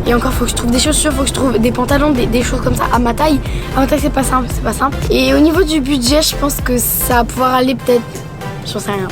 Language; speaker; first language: French; native; French